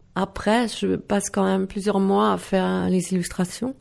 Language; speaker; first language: French; non-native, local second language; Dutch